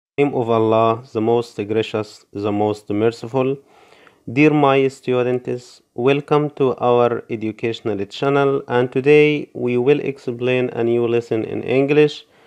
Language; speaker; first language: English; non-native, fluent; Arabic